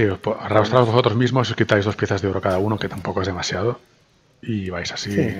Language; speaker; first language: Spanish; native; Spanish